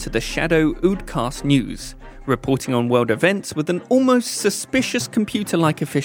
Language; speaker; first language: English; native; English